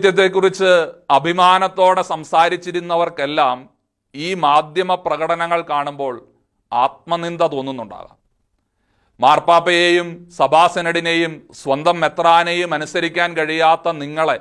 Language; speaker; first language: Malayalam; native; Malayalam